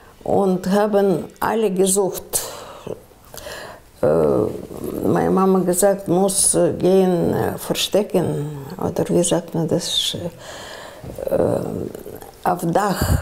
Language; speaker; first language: German; non-native, learner; Russian